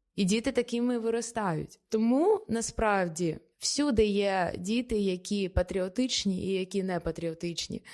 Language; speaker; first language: Ukrainian; native; Ukrainian